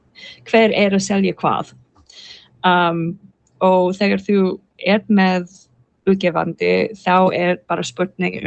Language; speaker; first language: Icelandic; non-native, learner; English